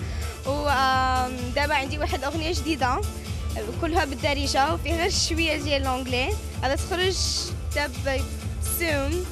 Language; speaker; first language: Arabic; early bilingual, heritage; Arabic